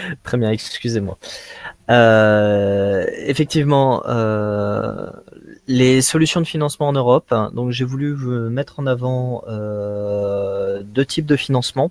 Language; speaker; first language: French; native; French